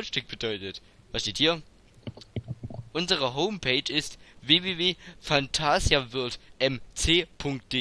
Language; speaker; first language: German; native; German